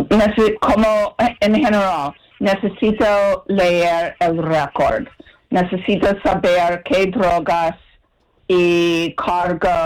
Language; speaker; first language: Spanish; non-native, learner; English